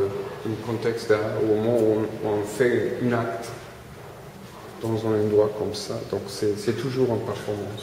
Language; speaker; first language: French; non-native, fluent; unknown